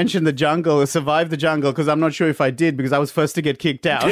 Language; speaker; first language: English; non-native, local second language; Sinhala